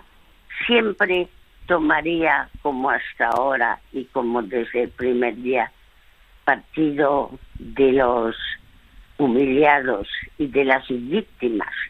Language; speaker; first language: Spanish; early bilingual, other home language; French